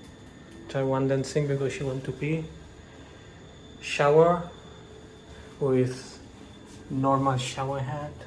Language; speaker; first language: English; non-native, learner; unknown